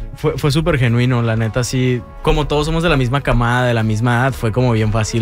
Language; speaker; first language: Spanish; native; Spanish